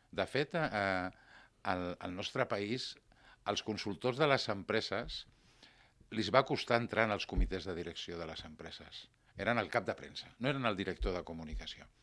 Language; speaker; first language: Catalan; non-native, local second language; Spanish